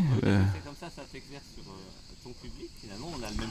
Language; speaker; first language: French; native; French